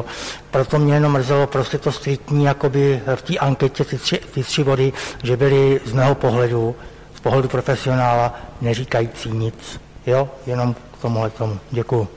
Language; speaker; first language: Czech; native; Czech